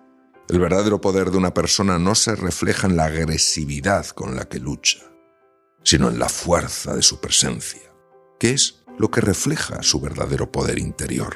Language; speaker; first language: Spanish; native; Spanish